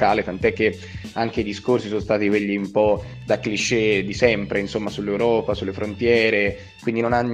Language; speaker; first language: Italian; native; Italian